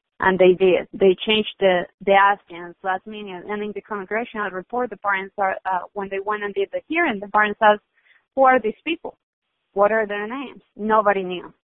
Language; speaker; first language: English; non-native, fluent; Spanish